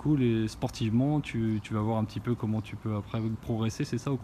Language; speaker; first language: French; native; French